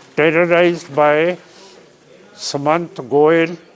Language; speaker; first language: English; non-native, local second language; Punjabi